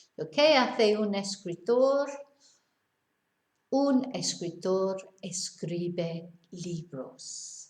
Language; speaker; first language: Spanish; non-native, fluent; English